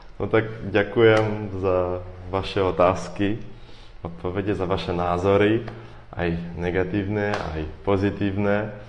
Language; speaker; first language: Slovak; non-native, fluent; Russian